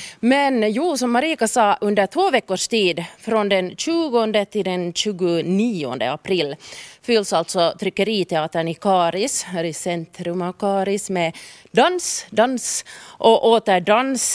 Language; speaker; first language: Swedish; native; Swedish